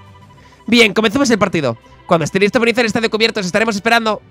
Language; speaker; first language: Spanish; native; Spanish